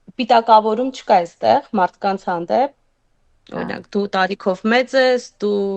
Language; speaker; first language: Armenian; native; Armenian